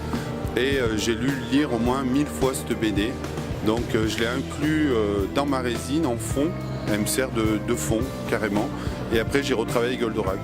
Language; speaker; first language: French; native; French